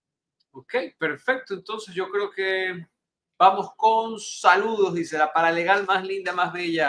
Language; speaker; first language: Spanish; native; Spanish